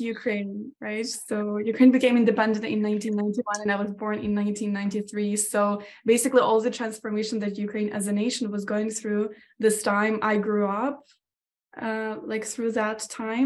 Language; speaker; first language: English; non-native, fluent; Ukrainian